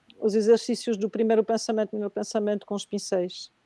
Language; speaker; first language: Portuguese; non-native, fluent; Spanish